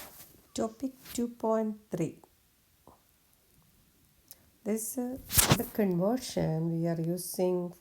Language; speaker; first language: English; non-native, local second language; Malayalam